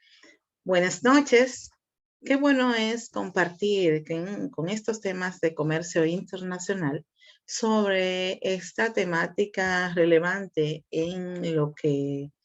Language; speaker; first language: Spanish; native; Spanish